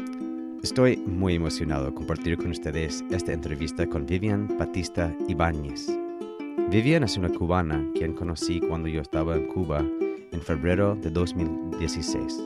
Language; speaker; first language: Spanish; non-native, fluent; English